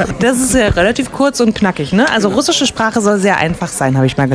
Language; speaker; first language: German; native; German